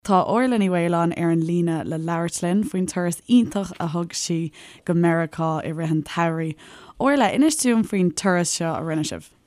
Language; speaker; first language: Irish; native; Irish